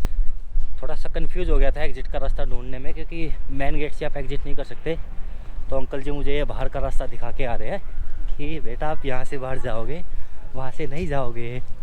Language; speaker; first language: Hindi; native; Hindi